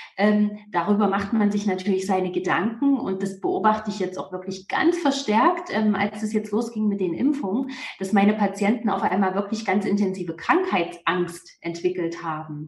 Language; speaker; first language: German; native; German